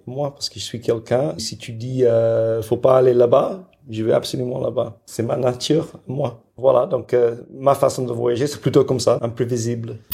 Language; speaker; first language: French; non-native, fluent; English